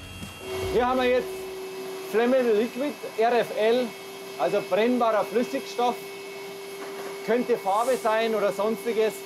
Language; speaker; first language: German; native; German